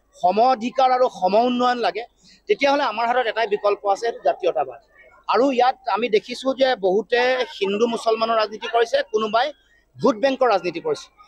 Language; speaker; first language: Assamese; native; Assamese